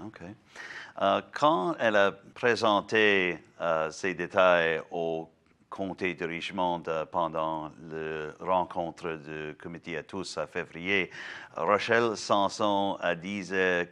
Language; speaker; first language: French; non-native, learner; English